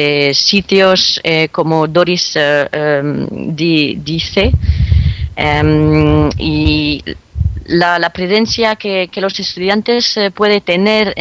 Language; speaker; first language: Spanish; non-native, fluent; French